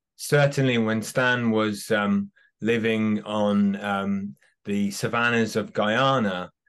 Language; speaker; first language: English; native; English